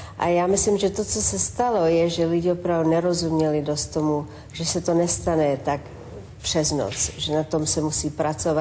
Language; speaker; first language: Czech; early bilingual, heritage; Czech